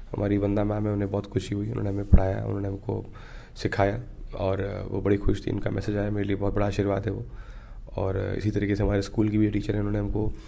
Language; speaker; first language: Hindi; native; Hindi